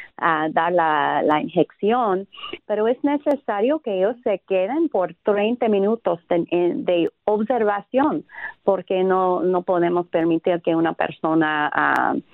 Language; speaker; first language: Spanish; non-native, fluent; English